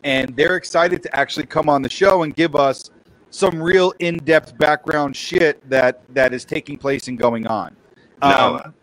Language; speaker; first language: English; native; English